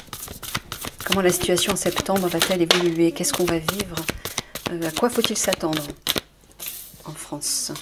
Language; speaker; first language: French; native; French